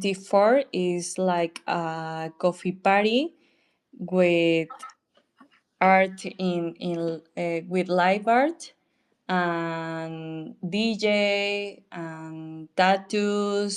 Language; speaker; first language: English; non-native, learner; Spanish